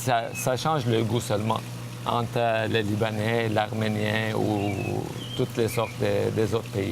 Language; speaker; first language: French; non-native, fluent; Armenian